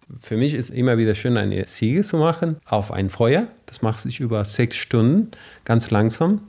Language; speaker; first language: German; non-native, fluent; Spanish